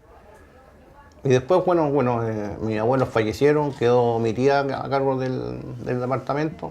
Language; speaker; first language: Spanish; native; Spanish